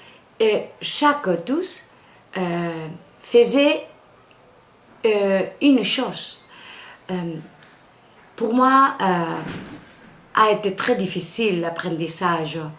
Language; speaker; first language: French; non-native, learner; Spanish